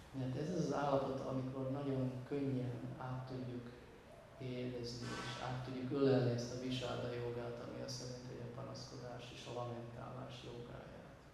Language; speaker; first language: Hungarian; native; Hungarian